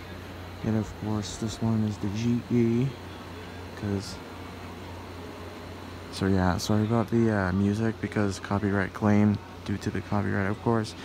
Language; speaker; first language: English; native; English